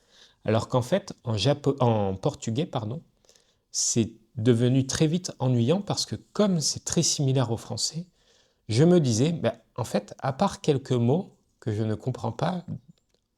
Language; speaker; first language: French; native; French